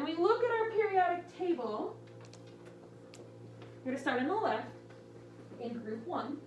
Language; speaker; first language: English; native; English